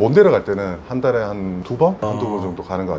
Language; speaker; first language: Korean; native; Korean